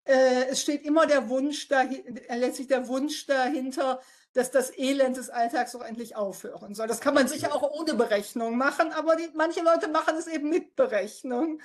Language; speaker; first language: German; native; German